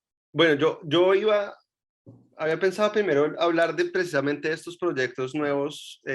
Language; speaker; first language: Spanish; native; Spanish